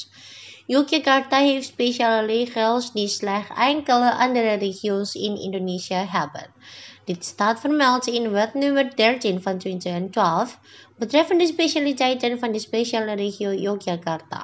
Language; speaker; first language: Dutch; non-native, fluent; Indonesian